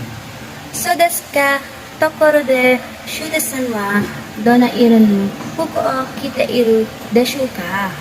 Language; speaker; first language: Japanese; non-native, learner; Filipino